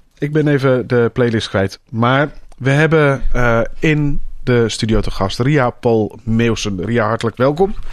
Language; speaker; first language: Dutch; native; Dutch